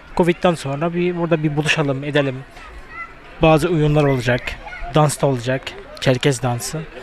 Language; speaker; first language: Turkish; non-native, fluent; Adyghe